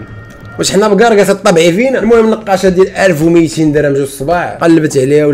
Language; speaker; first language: Arabic; native; Arabic